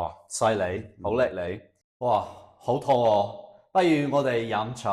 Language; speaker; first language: Cantonese; non-native, fluent; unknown